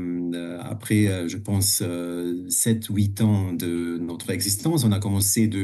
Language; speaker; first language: French; non-native, fluent; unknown